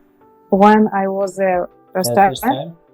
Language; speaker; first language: English; non-native, learner; Russian